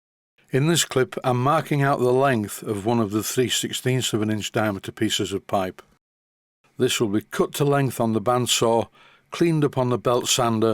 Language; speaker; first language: English; native; English